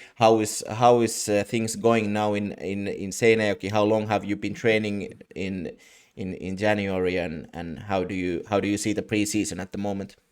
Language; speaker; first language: English; non-native, fluent; Finnish